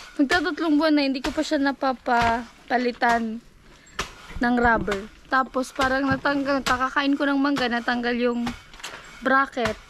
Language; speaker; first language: Filipino; non-native, local second language; Bikol